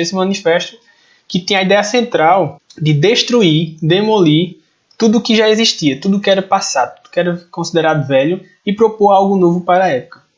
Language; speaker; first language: Portuguese; native; Portuguese